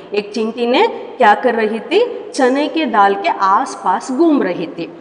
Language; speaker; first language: Hindi; non-native, local second language; Kannada